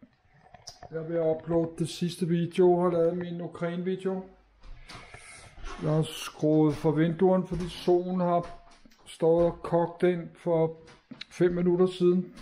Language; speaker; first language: Danish; native; Danish